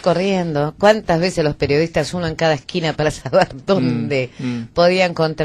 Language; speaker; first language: Spanish; native; Spanish